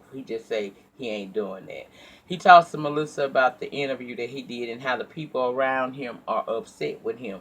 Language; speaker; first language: English; native; English